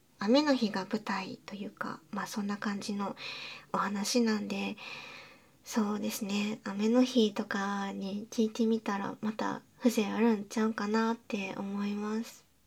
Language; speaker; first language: Japanese; native; Japanese